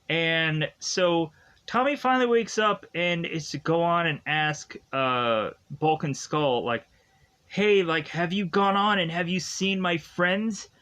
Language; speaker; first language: English; native; English